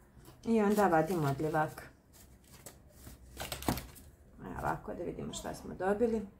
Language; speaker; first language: Croatian; native; Croatian